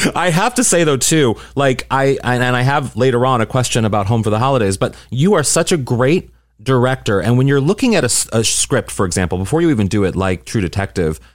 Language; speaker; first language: English; native; English